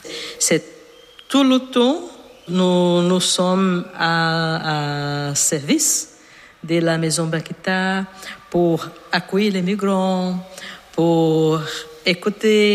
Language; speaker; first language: French; non-native, fluent; Portuguese